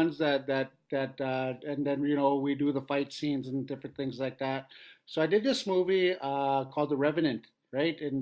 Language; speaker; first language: English; native; English